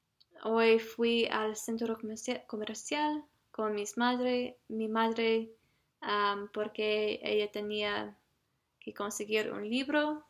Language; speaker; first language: Spanish; non-native, learner; English